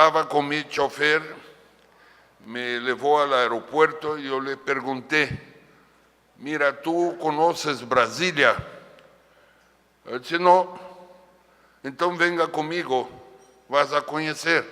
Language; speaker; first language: Spanish; non-native, fluent; Portuguese